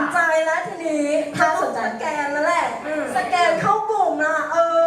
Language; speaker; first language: Thai; native; Thai